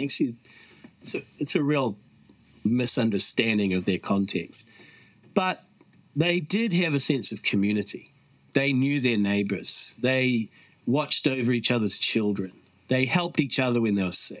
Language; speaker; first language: English; native; English